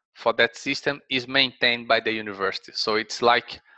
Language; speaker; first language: English; non-native, fluent; Portuguese